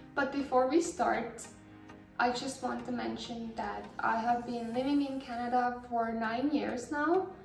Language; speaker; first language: English; non-native, fluent; Estonian